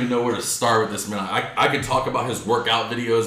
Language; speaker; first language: English; native; English